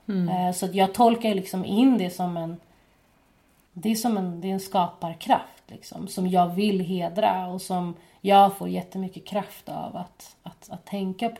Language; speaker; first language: Swedish; native; Swedish